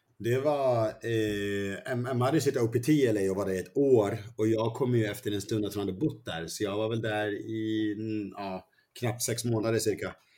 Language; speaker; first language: Swedish; early bilingual, other home language; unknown